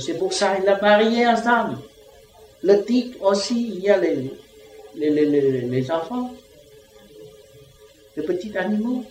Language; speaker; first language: French; non-native, learner; Vietnamese